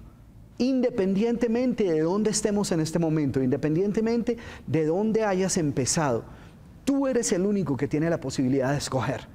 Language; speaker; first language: Spanish; native; Spanish